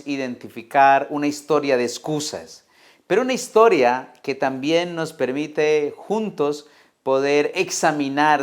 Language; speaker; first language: Spanish; native; Spanish